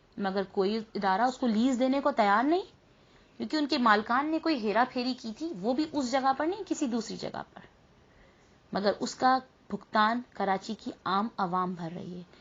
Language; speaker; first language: Urdu; native; Urdu